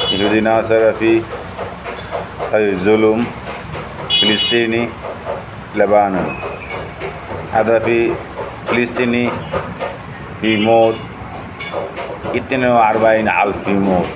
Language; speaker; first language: Arabic; non-native, learner; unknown